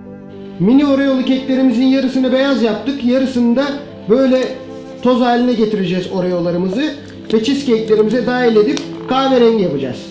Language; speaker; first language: Turkish; native; Turkish